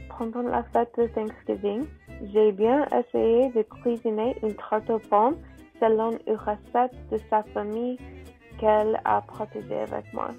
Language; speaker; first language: French; non-native, learner; English